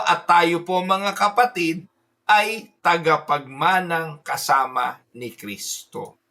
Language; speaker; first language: Filipino; native; Filipino